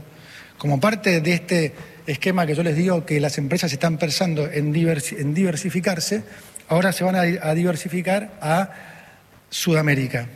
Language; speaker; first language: Spanish; native; Spanish